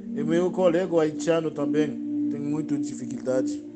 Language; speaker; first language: Portuguese; non-native, learner; Haitian Creole